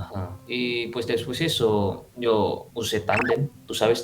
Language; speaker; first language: Spanish; non-native, fluent; Indonesian